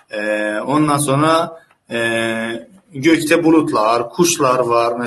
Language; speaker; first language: Turkish; non-native, fluent; Uzbek